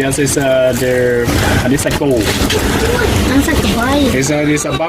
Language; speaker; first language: English; non-native, learner; Khmer